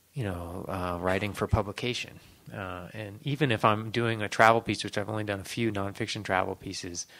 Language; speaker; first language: English; native; English